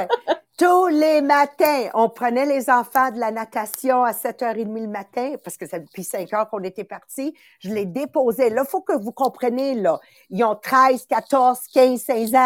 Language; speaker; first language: French; native; French